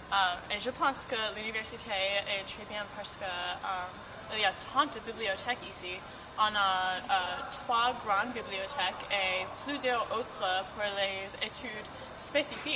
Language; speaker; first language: French; non-native, learner; English